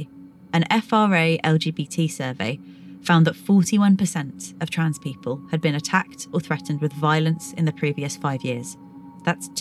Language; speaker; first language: English; native; English